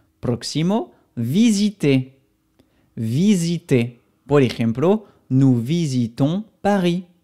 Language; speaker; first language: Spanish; non-native, fluent; French